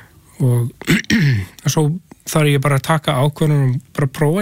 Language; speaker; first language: Icelandic; non-native, learner; English